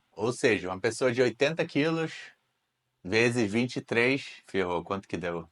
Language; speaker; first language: Portuguese; native; Portuguese